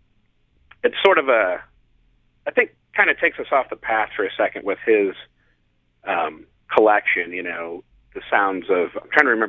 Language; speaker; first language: English; native; English